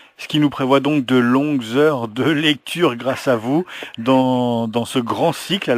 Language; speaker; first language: French; native; French